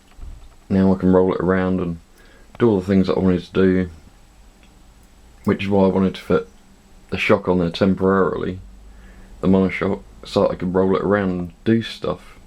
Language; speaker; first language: English; native; English